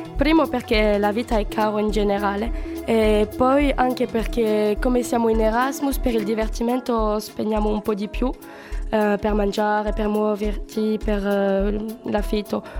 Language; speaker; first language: Italian; non-native, learner; French